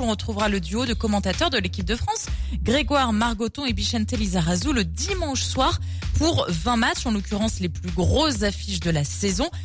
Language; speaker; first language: French; native; French